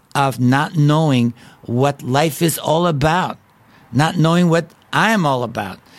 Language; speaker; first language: English; non-native, fluent; Bulgarian